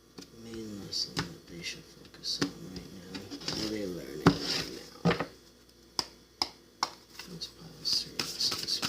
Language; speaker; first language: English; native; English